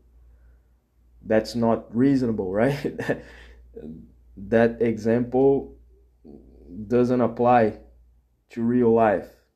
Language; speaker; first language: English; non-native, fluent; Portuguese